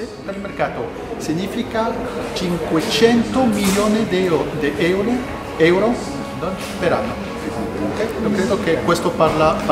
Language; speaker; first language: Italian; non-native, fluent; French